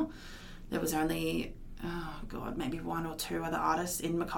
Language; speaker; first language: English; native; English